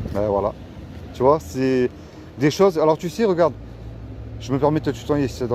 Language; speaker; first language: French; native; French